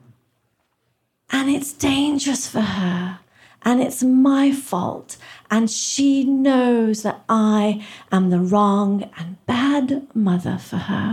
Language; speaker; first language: English; native; English